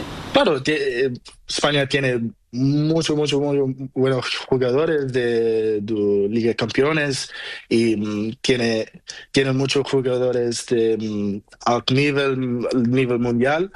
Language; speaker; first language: Spanish; non-native, learner; Portuguese